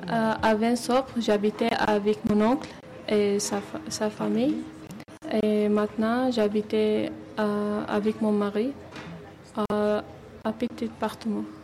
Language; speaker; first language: French; non-native, learner; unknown